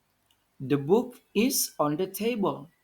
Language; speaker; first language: English; non-native, fluent; Indonesian